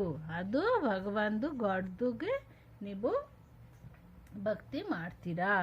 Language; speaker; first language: Kannada; non-native, local second language; Hindi